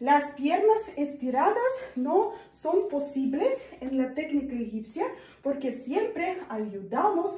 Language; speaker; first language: Spanish; non-native, learner; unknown